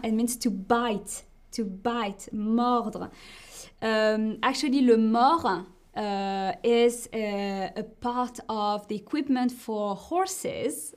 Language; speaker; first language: English; non-native, fluent; French